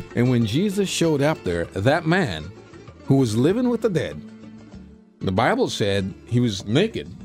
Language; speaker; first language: English; native; English